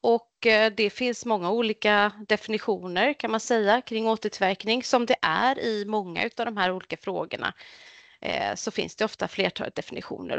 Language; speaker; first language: Swedish; native; Swedish